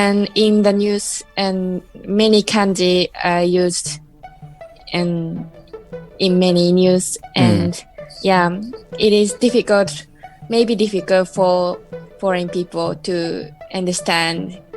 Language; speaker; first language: English; non-native, learner; Japanese